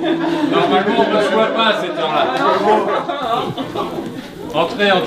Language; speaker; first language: French; native; French